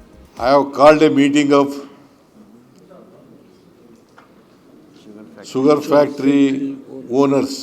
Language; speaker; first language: English; non-native, local second language; Kannada